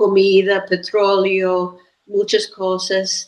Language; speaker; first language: Spanish; non-native, fluent; English